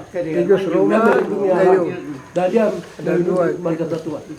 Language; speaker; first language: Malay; non-native, local second language; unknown